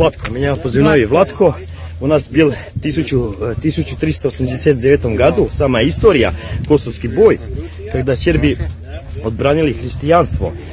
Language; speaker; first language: Russian; non-native, learner; Serbian